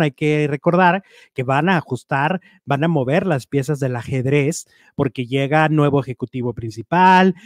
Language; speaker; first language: Spanish; native; Spanish